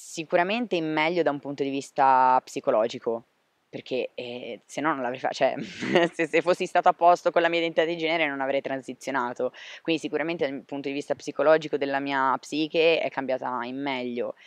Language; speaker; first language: Italian; native; Italian